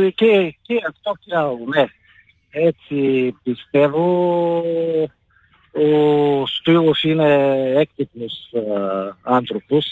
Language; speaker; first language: Greek; non-native, fluent; Bulgarian